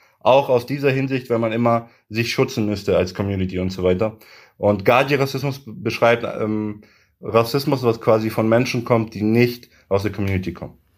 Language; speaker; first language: German; early bilingual, other home language; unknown